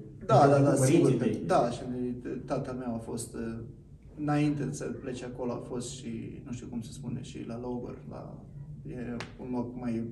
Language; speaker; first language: Romanian; non-native, fluent; Bosnian